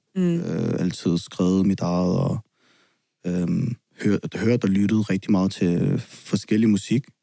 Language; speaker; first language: Danish; early bilingual, other home language; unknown